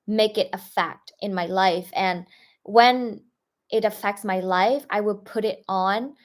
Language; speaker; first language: English; non-native, fluent; Vietnamese